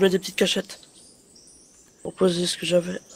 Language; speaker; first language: French; native; French